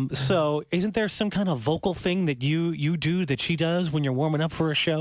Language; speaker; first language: English; native; English